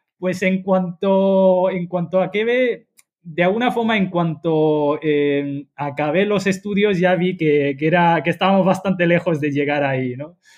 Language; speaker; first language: Spanish; non-native, fluent; Chinese